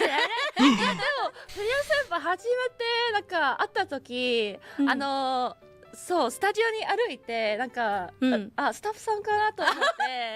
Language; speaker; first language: Japanese; non-native, fluent; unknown